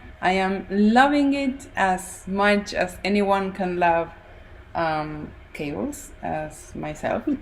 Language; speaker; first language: English; non-native, fluent; Spanish